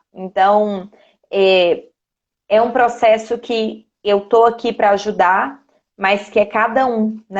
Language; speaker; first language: Portuguese; native; Portuguese